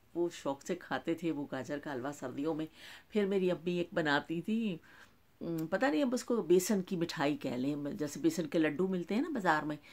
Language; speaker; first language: Urdu; non-native, local second language; Punjabi